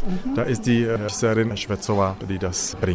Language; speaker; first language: German; non-native, fluent; Czech